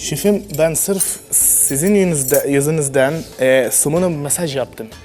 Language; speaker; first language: Turkish; non-native, learner; Arabic